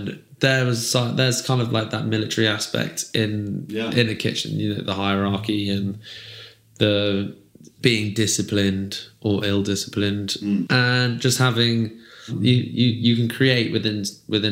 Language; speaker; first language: English; native; English